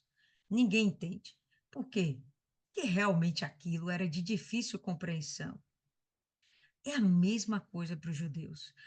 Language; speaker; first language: Portuguese; native; Portuguese